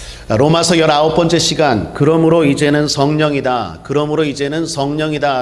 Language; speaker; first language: Korean; native; Korean